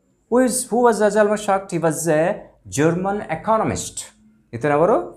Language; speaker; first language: English; non-native, local second language; Telugu